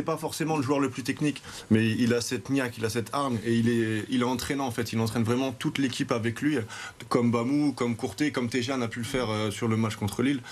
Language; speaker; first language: French; native; French